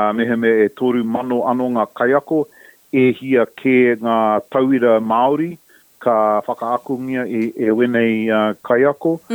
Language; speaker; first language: Māori; non-native, local second language; English